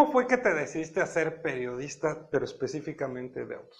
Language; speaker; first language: Spanish; native; Spanish